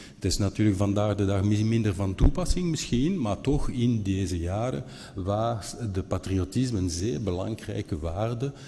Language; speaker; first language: Dutch; non-native, local second language; French